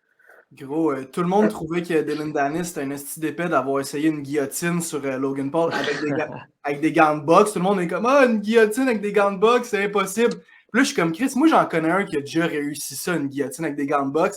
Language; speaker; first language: French; native; French